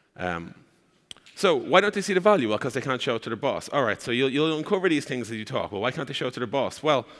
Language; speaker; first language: English; native; English